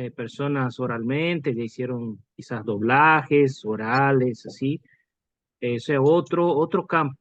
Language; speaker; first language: Spanish; non-native, fluent; Portuguese